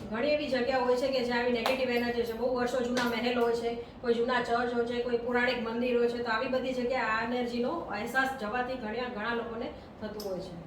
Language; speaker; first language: Gujarati; non-native, local second language; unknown